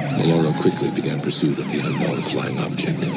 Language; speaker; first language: English; native; English